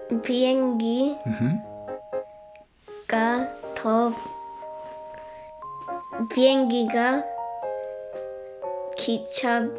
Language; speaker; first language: Korean; early bilingual, heritage; English